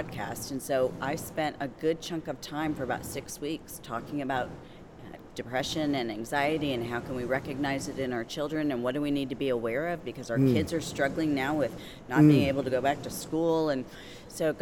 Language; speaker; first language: English; native; English